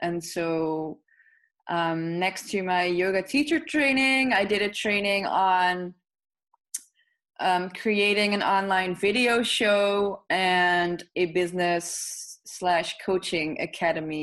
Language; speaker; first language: English; non-native, fluent; Dutch